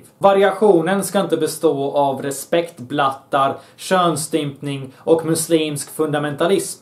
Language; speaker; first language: Swedish; early bilingual, other home language; Bosnian